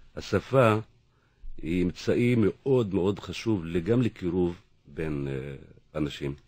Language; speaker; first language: Hebrew; non-native, local second language; Arabic